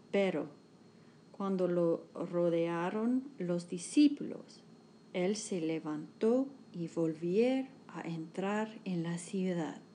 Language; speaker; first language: Spanish; non-native, learner; English